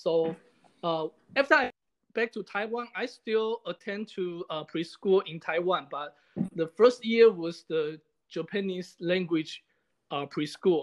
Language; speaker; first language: English; non-native, fluent; Chinese